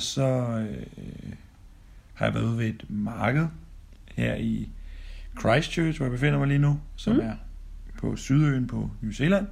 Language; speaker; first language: Danish; native; Danish